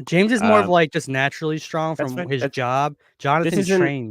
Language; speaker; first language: English; native; English